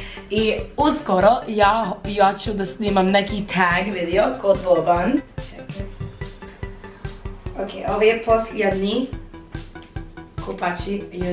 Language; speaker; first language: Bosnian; non-native, learner; English